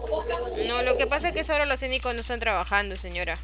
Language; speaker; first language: Spanish; native; Spanish